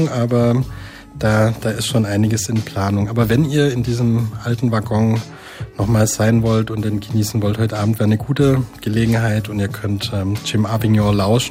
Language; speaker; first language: German; native; German